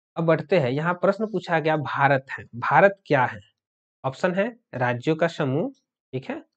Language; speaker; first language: Hindi; native; Hindi